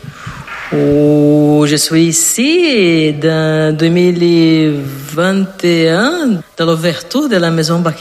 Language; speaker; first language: French; non-native, fluent; Portuguese